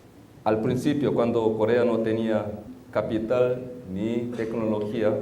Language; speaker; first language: Spanish; non-native, fluent; Korean